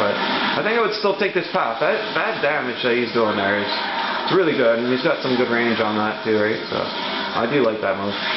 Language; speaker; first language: English; native; English